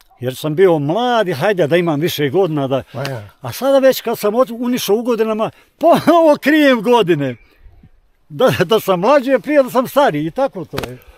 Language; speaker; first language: Croatian; native; Croatian